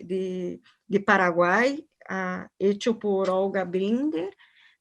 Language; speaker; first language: Spanish; non-native, learner; Portuguese